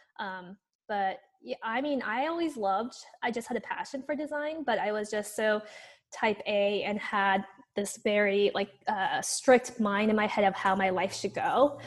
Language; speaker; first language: English; native; English